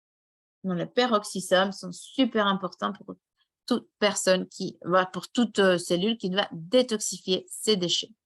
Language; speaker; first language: French; non-native, fluent; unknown